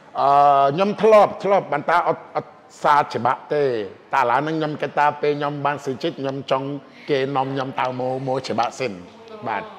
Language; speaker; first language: Khmer; non-native, fluent; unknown